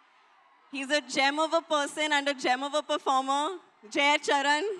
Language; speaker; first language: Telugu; non-native, learner; Hindi